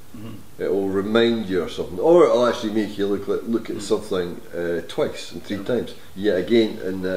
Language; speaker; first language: English; native; English